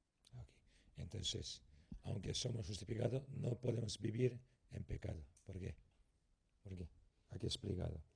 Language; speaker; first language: Spanish; non-native, learner; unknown